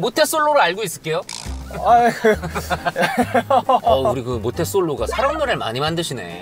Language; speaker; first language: Korean; native; Korean